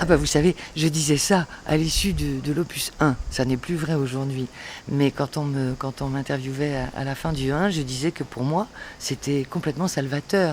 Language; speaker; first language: French; native; French